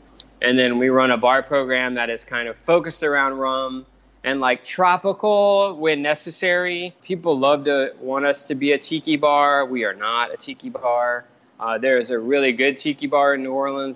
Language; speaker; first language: English; native; English